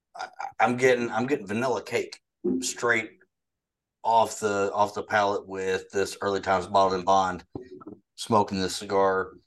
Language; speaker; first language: English; native; English